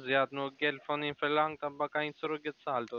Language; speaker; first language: German; non-native, learner; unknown